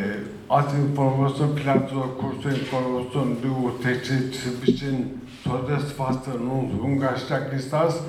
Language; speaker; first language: German; non-native, fluent; Turkish